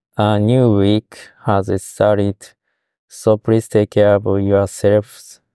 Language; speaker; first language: English; non-native, fluent; Japanese